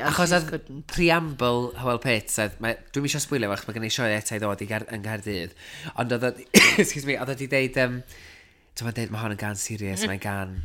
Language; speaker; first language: Welsh; native; Welsh